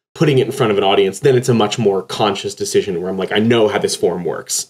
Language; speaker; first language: English; native; English